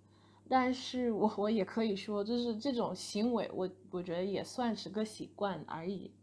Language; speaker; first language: Chinese; non-native, fluent; English